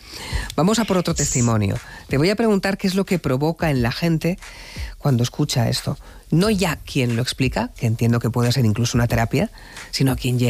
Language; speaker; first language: Spanish; native; Spanish